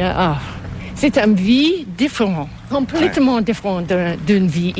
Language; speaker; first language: French; non-native, local second language; English